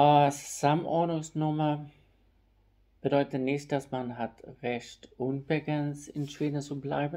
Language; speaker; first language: German; non-native, fluent; Swedish